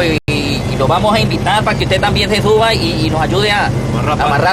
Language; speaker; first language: Spanish; native; Spanish